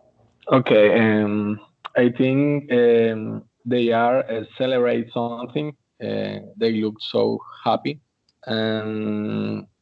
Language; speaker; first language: English; non-native, learner; Spanish